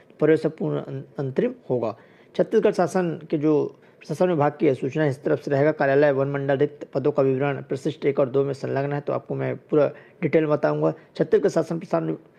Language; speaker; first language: Hindi; native; Hindi